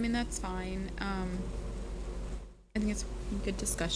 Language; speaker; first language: English; native; English